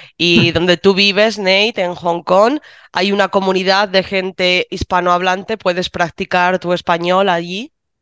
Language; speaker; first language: Spanish; native; Spanish